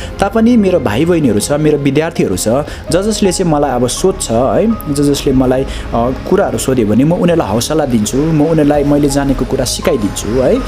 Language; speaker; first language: Nepali; native; Nepali